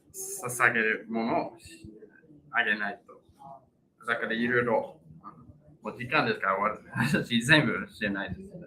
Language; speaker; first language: Japanese; non-native, fluent; English